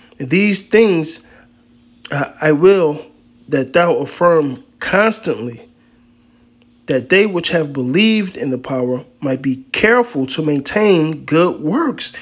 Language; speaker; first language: English; native; English